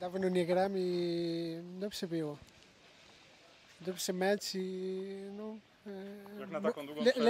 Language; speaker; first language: Polish; non-native, learner; Spanish